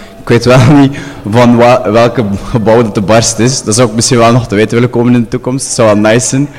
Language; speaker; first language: Dutch; native; Dutch